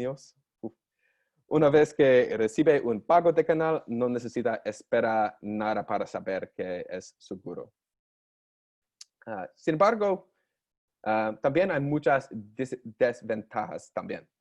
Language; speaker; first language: Spanish; non-native, learner; English